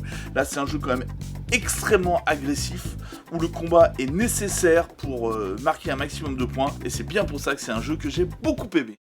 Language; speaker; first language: French; native; French